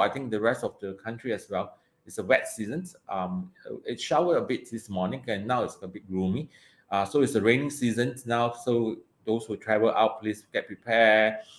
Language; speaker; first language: English; non-native, local second language; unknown